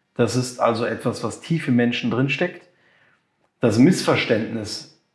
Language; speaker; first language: German; non-native, local second language; French